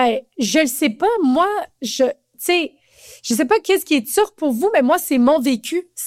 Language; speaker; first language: French; native; French